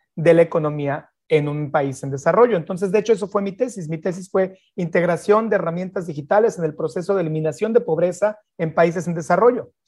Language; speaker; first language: Spanish; native; Spanish